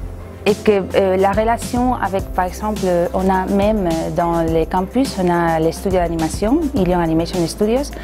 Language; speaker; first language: French; non-native, fluent; Spanish